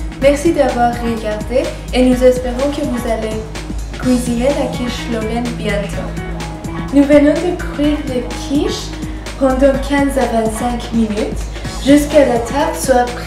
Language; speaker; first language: French; non-native, learner; English